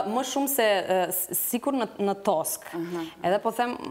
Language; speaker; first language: Albanian; non-native, fluent; Macedonian